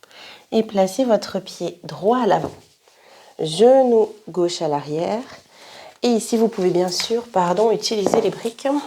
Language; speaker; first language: French; native; French